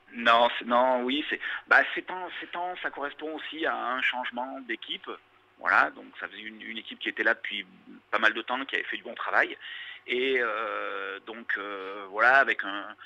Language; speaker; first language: French; native; French